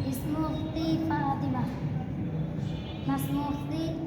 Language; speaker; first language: Arabic; non-native, learner; Bangla